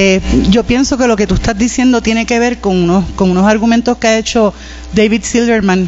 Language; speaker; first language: Spanish; native; Spanish